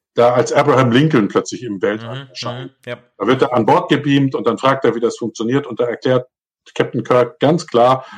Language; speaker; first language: German; native; German